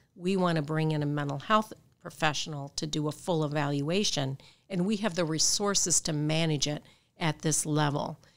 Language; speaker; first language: English; native; English